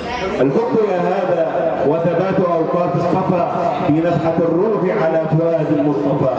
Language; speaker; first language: Arabic; native; Arabic